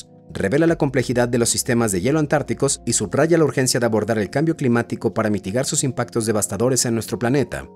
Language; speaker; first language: Spanish; native; Spanish